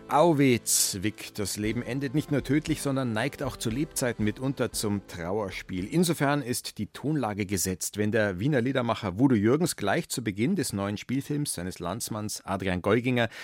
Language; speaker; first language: German; native; German